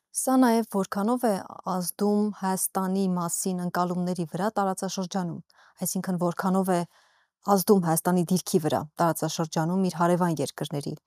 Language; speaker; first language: Armenian; native; Armenian